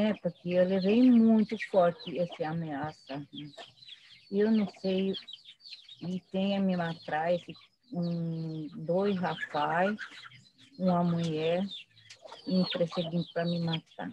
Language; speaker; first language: Portuguese; non-native, local second language; Guarani